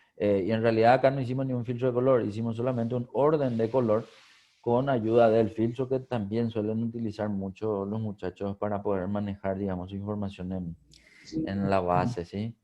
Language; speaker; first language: Spanish; native; Spanish